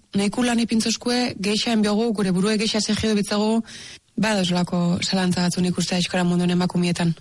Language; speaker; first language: Basque; native; Basque